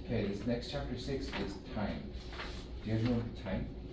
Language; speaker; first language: English; early bilingual, other home language; Korean